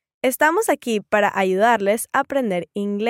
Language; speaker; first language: Spanish; native; Spanish